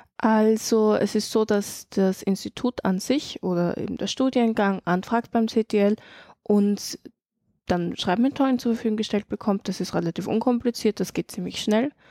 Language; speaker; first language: German; native; German